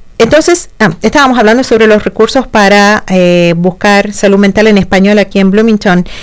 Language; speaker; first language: Spanish; native; Spanish